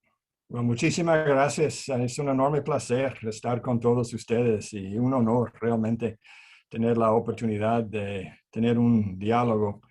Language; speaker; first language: Spanish; non-native, fluent; English